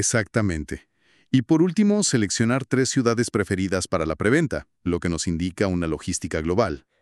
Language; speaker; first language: Spanish; native; Spanish